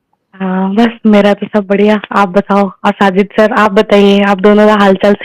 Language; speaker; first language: Hindi; native; Hindi